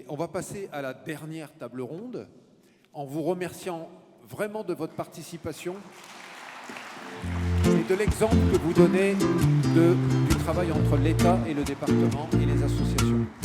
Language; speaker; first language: French; native; French